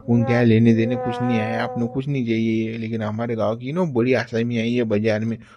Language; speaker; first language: Hindi; non-native, local second language; Marathi